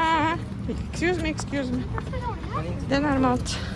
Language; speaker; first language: Swedish; non-native, learner; Russian